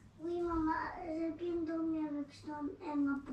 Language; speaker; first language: French; early bilingual, heritage; French